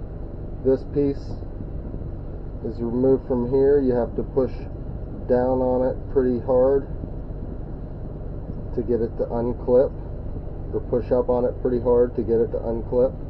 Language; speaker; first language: English; native; English